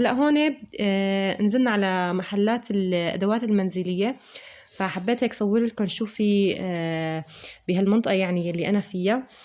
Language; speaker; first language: Arabic; native; Arabic